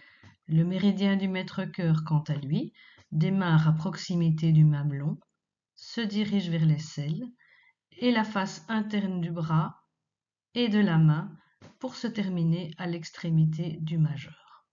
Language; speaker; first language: French; native; French